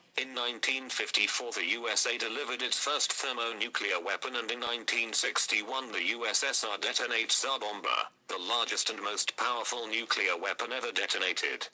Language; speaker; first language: English; native; English